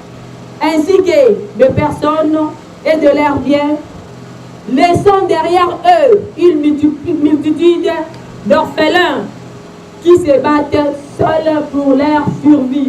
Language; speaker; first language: French; non-native, local second language; Lingala